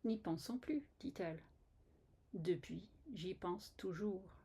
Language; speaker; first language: French; non-native, fluent; English